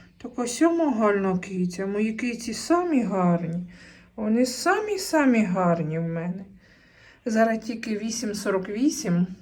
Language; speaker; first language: Ukrainian; native; Ukrainian